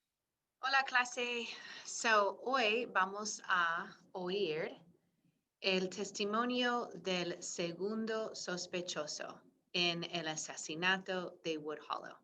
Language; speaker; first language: Spanish; non-native, fluent; English